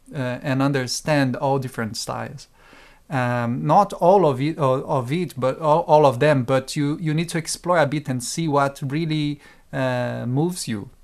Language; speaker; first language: English; non-native, fluent; Portuguese